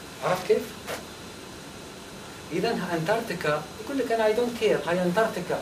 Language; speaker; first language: Arabic; native; Arabic